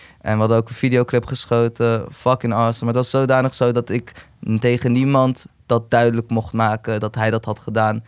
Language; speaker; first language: Dutch; early bilingual, other home language; Turkish